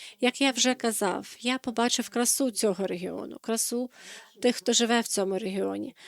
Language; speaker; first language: Ukrainian; non-native, fluent; Dutch